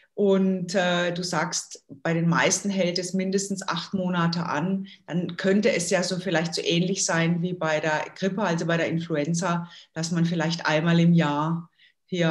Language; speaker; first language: German; native; German